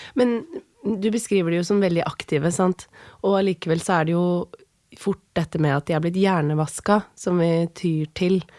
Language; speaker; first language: Norwegian; native; Norwegian